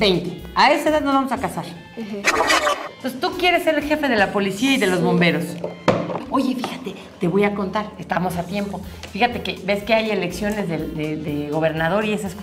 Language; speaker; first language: Spanish; native; Spanish